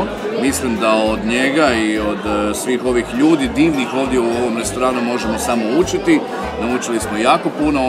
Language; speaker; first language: Croatian; native; Croatian